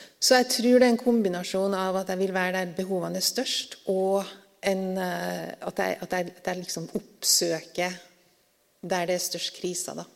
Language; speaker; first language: Norwegian; native; Norwegian